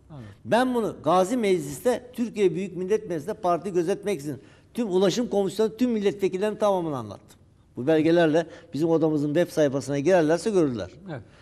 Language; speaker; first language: Turkish; native; Turkish